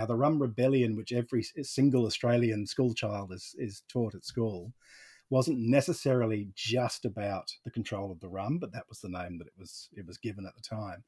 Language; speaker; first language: English; native; English